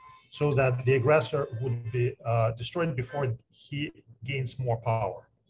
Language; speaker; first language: English; non-native, fluent; Ukrainian